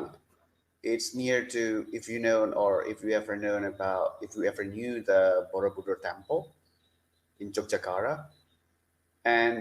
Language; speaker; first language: English; non-native, learner; Indonesian